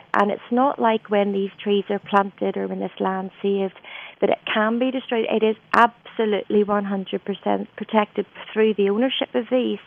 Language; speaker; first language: English; native; English